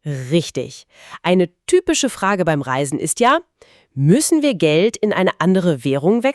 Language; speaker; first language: German; native; German